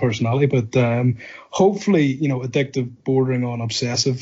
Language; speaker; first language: English; native; English